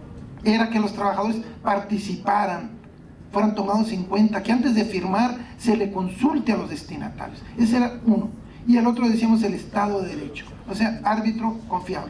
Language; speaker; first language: Spanish; native; Spanish